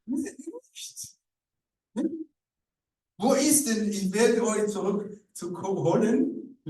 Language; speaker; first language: German; non-native, learner; Rundi